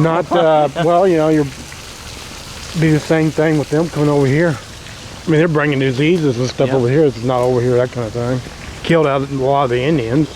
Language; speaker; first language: English; native; English